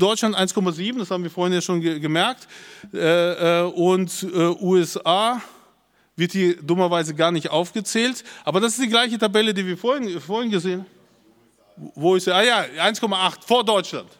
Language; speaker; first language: German; native; German